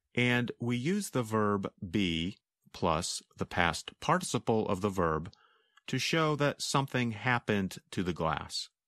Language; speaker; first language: English; native; English